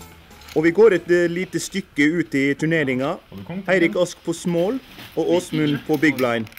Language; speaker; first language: Norwegian; native; Norwegian